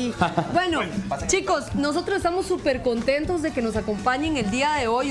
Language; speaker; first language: Spanish; native; Spanish